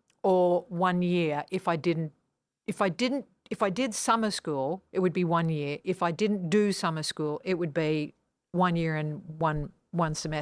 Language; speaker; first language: English; non-native, fluent; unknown